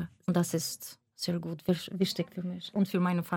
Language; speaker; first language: German; non-native, learner; Albanian